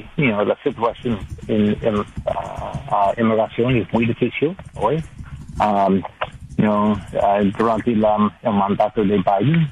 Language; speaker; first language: Spanish; non-native, learner; English